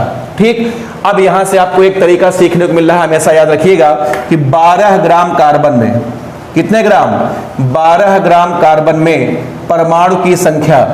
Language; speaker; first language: Hindi; native; Hindi